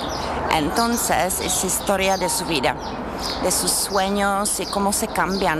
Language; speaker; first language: Spanish; non-native, learner; Czech